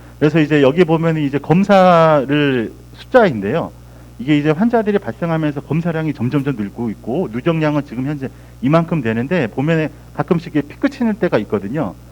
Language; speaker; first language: Korean; native; Korean